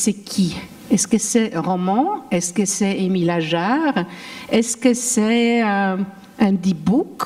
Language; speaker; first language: French; non-native, fluent; Polish